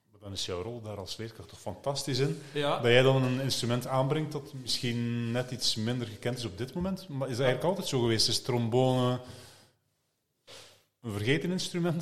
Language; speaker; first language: Dutch; native; Dutch